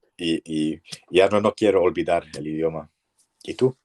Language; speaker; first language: Spanish; non-native, learner; English